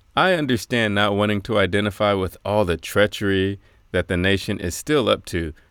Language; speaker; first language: English; native; English